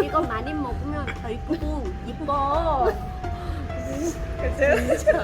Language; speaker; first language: Korean; non-native, learner; Vietnamese